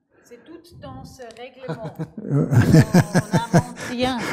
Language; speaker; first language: French; non-native, learner; German